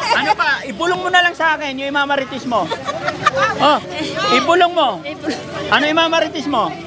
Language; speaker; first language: Filipino; native; Filipino